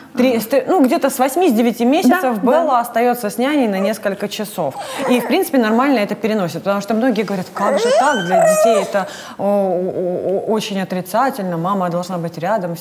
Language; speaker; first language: Russian; native; Russian